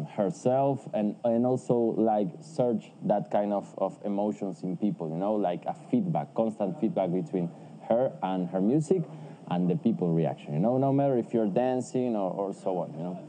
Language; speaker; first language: English; non-native, fluent; Spanish